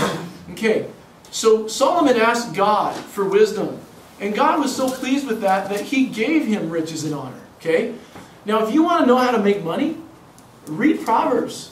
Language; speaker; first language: English; native; English